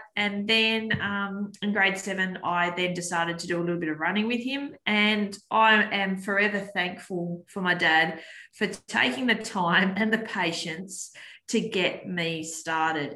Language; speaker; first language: English; native; English